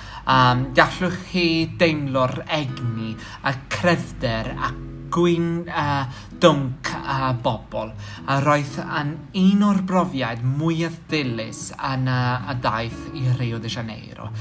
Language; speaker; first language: Welsh; non-native, fluent; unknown